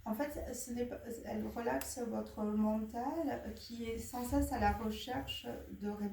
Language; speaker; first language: French; native; French